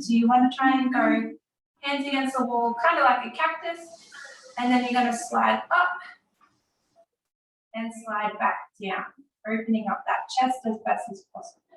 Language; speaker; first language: English; native; English